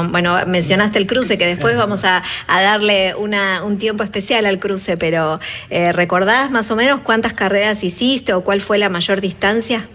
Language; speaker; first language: Spanish; native; Spanish